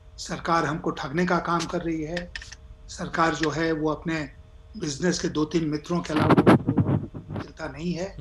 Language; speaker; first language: Hindi; native; Hindi